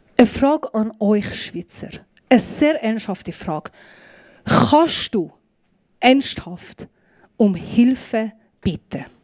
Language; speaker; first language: German; non-native, fluent; Persian